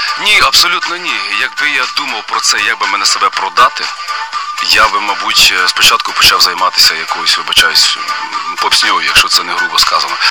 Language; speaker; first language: Ukrainian; native; Ukrainian